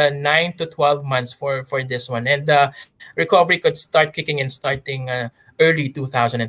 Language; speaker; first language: English; non-native, local second language; Pampanga